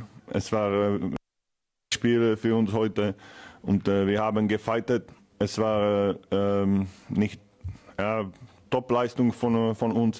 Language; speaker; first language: German; non-native, fluent; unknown